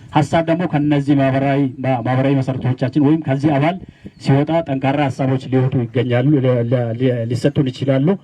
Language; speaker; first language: Amharic; non-native, local second language; Sidamo